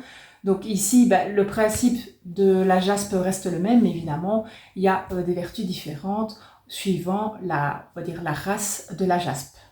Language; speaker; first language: French; native; French